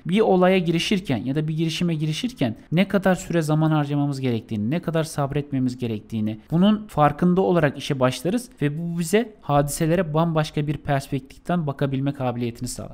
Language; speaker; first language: Turkish; native; Turkish